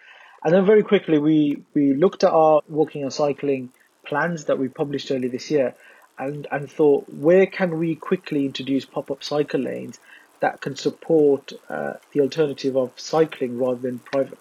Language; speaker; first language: English; native; English